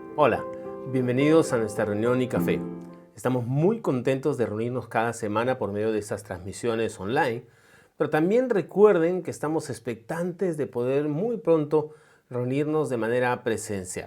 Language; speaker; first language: Spanish; native; Spanish